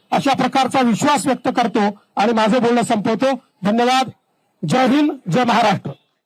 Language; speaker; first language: Marathi; native; Marathi